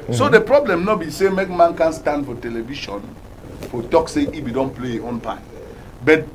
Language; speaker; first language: Nigerian Pidgin; native; Nigerian Pidgin